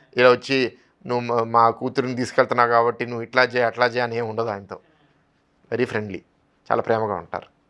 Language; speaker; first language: Telugu; native; Telugu